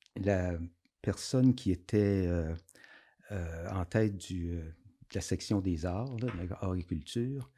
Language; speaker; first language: French; native; French